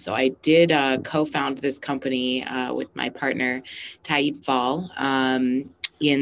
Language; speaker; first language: English; native; English